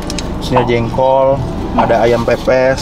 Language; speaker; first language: Indonesian; native; Indonesian